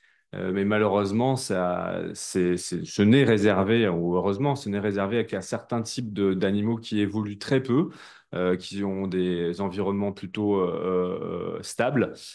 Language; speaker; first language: French; native; French